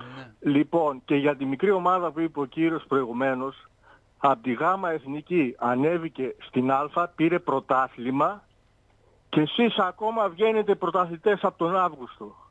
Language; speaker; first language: Greek; native; Greek